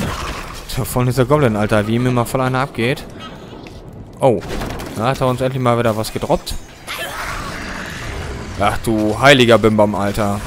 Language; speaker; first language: German; native; German